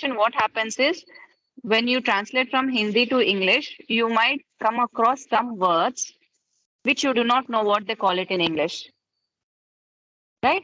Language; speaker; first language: English; non-native, fluent; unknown